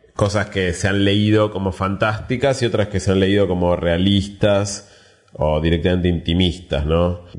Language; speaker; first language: Spanish; native; Spanish